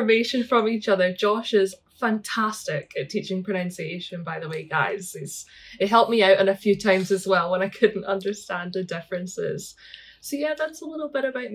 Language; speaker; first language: English; native; English